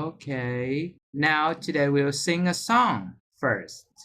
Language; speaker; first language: English; non-native, fluent; Vietnamese